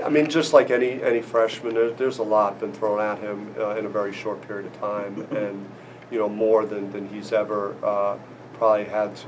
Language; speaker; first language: English; native; English